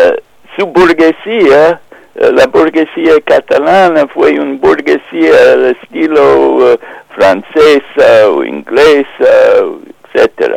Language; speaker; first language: Spanish; non-native, fluent; English